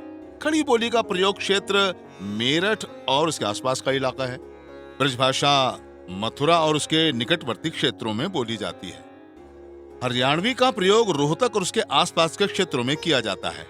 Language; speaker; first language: Hindi; native; Hindi